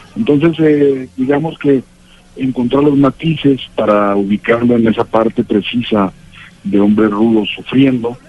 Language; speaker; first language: Spanish; native; Spanish